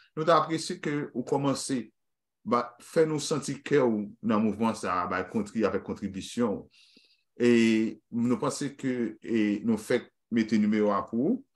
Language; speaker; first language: French; native; French